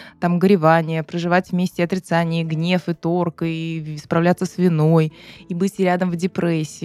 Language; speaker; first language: Russian; native; Russian